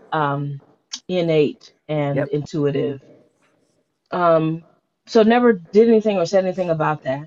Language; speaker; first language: English; native; English